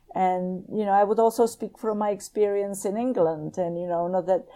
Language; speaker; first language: English; non-native, fluent; Czech